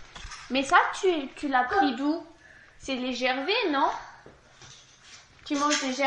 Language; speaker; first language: French; native; French